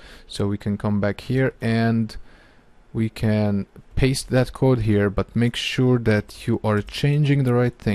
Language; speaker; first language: English; non-native, fluent; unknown